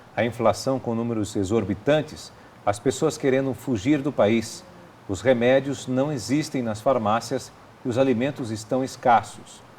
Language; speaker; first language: Portuguese; native; Portuguese